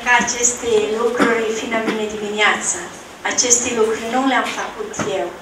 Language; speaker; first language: Romanian; non-native, learner; Italian